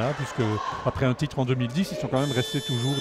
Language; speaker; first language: French; native; French